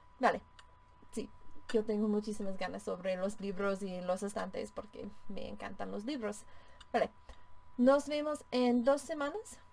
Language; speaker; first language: Spanish; non-native, fluent; English